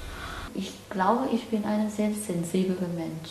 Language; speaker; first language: German; non-native, learner; Cantonese